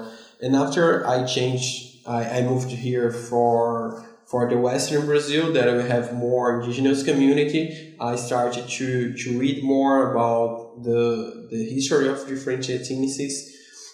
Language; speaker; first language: English; non-native, fluent; Portuguese